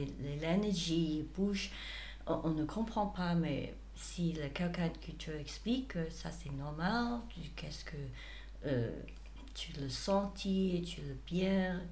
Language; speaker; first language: French; non-native, fluent; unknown